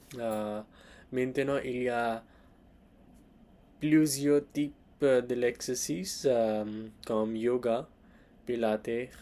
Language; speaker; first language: French; non-native, learner; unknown